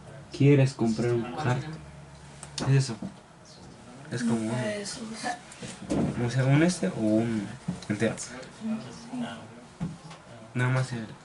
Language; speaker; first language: Spanish; early bilingual, heritage; Spanish